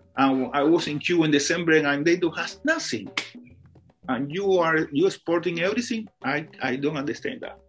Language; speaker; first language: English; non-native, fluent; Spanish